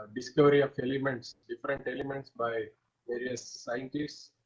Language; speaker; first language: English; non-native, local second language; Kannada